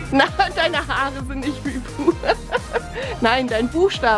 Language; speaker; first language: German; native; German